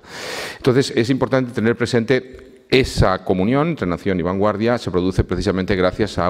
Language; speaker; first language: Spanish; native; Spanish